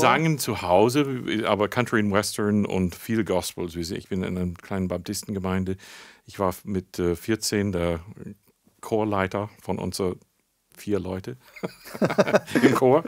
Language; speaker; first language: German; non-native, fluent; English